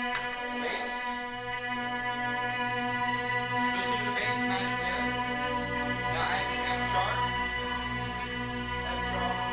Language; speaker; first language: English; native; English